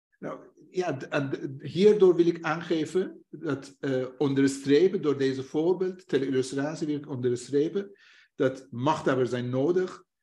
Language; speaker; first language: Dutch; non-native, fluent; Persian